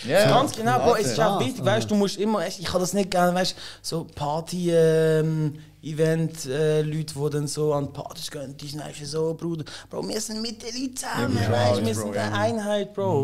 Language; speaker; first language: German; native; German